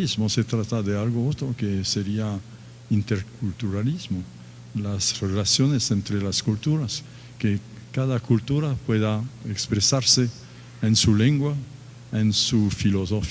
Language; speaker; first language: Spanish; non-native, fluent; French